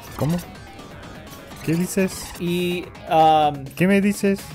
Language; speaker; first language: Spanish; non-native, learner; English